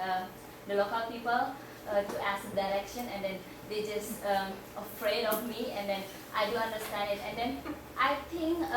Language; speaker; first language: English; non-native, fluent; Indonesian